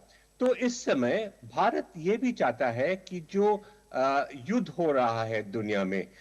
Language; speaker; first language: Hindi; native; Hindi